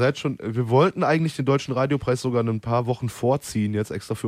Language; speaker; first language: German; native; German